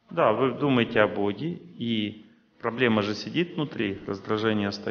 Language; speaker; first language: Russian; native; Russian